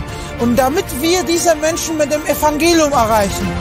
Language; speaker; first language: German; non-native, fluent; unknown